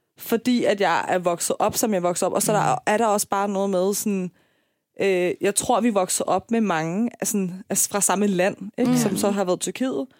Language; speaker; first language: Danish; early bilingual, other home language; Persian